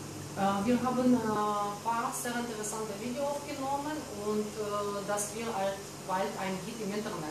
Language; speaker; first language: German; non-native, learner; Russian